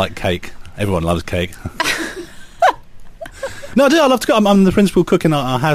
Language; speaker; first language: English; native; English